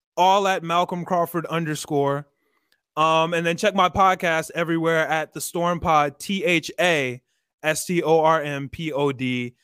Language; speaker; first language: English; native; English